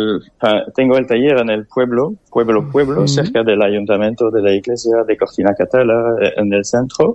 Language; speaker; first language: Spanish; non-native, learner; French